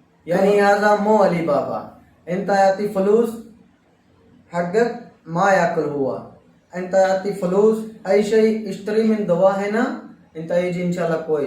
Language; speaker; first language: Arabic; non-native, learner; Urdu